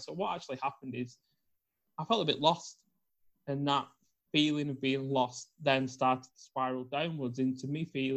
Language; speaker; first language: English; native; English